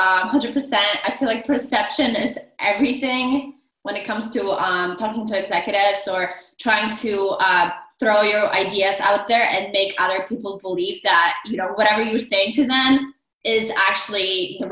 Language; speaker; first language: English; non-native, fluent; Polish